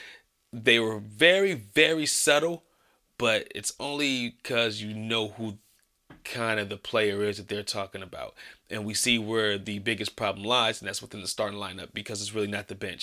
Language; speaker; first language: English; native; English